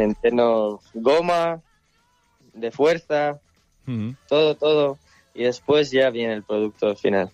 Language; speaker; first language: Spanish; early bilingual, other home language; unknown